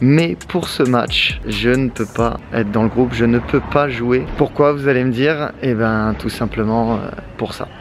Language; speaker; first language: French; native; French